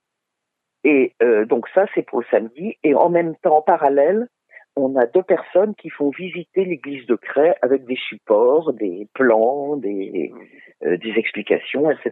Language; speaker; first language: French; native; French